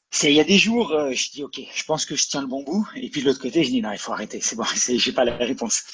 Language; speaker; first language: French; native; French